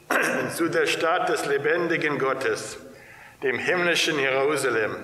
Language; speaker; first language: German; non-native, fluent; English